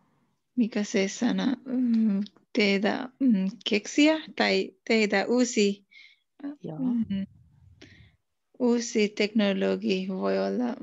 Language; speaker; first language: Finnish; non-native, learner; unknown